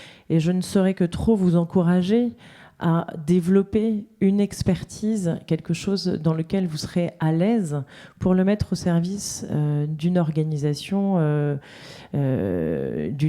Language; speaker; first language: French; native; French